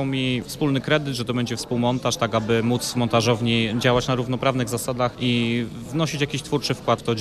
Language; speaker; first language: Polish; native; Polish